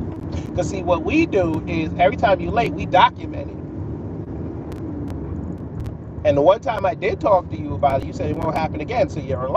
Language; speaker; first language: English; native; English